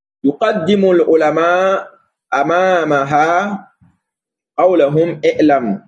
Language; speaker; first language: Arabic; non-native, fluent; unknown